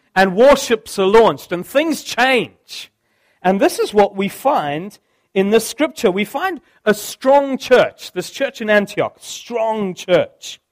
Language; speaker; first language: English; native; English